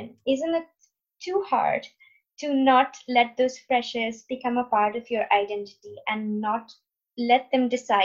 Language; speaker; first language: English; non-native, local second language; Urdu